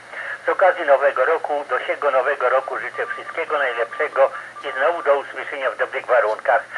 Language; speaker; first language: Polish; native; Polish